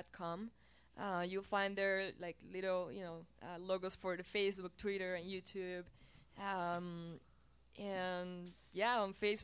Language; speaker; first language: English; non-native, fluent; Spanish